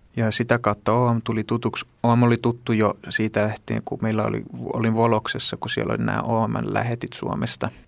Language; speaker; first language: Finnish; early bilingual, heritage; Greek